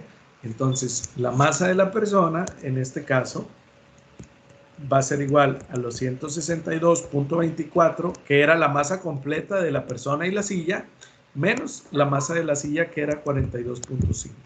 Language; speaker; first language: Spanish; native; Spanish